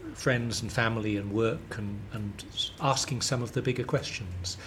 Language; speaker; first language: English; native; English